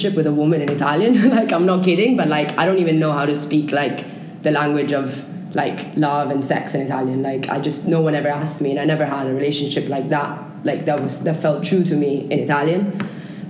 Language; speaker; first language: English; non-native, fluent; Italian